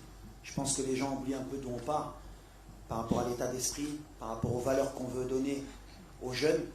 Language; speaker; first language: French; native; French